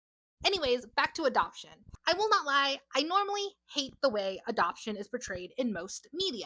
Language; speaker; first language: English; native; English